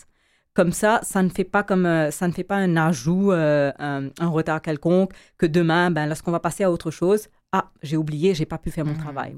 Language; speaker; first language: French; native; French